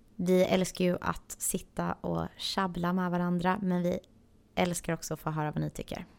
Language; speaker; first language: Swedish; native; Swedish